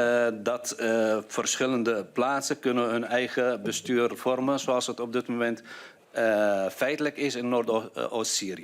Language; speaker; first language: Dutch; non-native, fluent; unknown